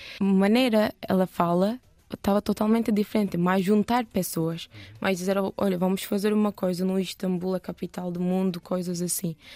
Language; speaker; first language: Portuguese; non-native, learner; Turkish